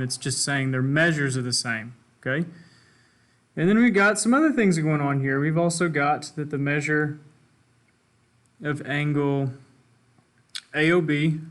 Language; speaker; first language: English; native; English